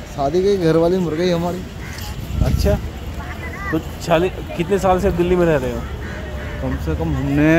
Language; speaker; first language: Hindi; native; Hindi